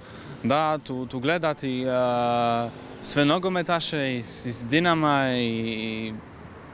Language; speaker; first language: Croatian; non-native, learner; Polish